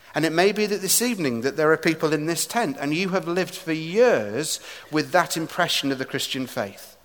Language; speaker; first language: English; native; English